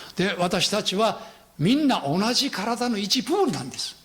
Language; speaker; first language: Japanese; non-native, fluent; Korean